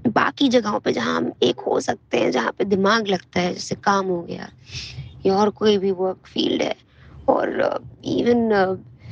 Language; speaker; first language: Hindi; native; Hindi